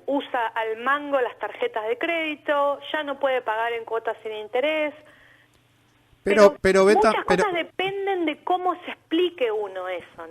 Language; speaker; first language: Spanish; native; Spanish